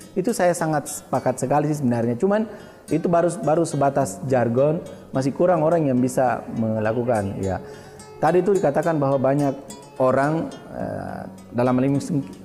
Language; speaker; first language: Indonesian; non-native, local second language; Buginese